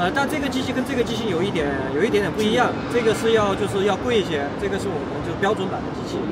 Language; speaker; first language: Chinese; native; Chinese